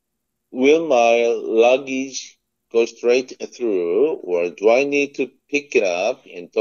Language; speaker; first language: English; non-native, learner; Korean